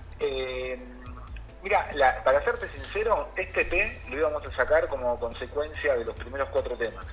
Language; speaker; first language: Spanish; native; Spanish